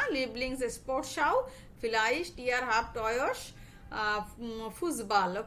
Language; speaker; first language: German; non-native, learner; Bangla